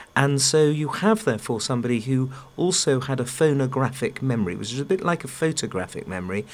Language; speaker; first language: English; native; English